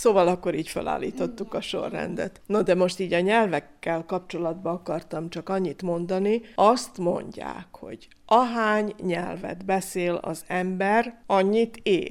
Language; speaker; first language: Hungarian; native; Hungarian